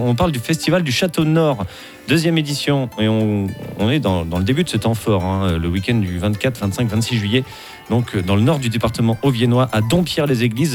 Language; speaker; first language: French; native; French